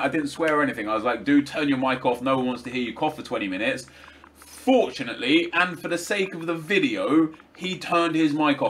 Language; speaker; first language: English; native; English